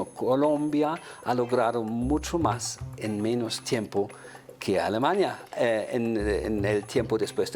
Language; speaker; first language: Spanish; non-native, fluent; German